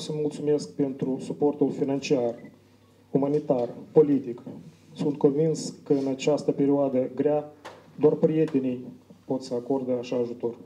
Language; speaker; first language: Romanian; non-native, learner; Ukrainian